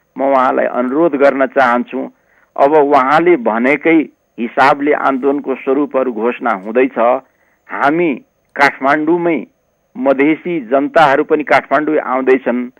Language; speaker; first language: Nepali; non-native, local second language; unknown